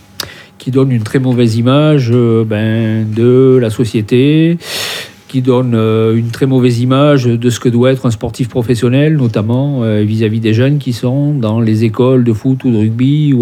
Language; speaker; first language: French; native; French